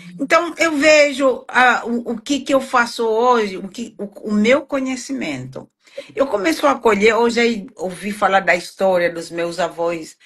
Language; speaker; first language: Portuguese; non-native, fluent; Swahili